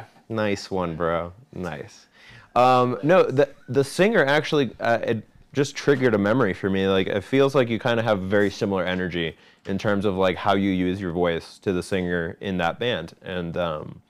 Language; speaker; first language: English; native; English